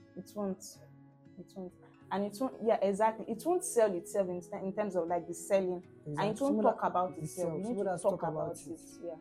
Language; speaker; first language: English; non-native, local second language; Yoruba